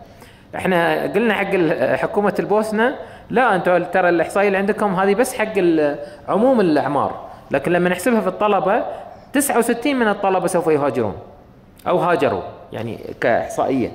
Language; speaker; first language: Arabic; native; Arabic